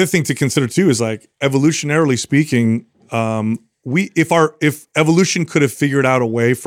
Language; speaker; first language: English; native; English